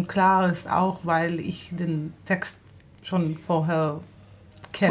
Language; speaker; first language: German; non-native, fluent; Hebrew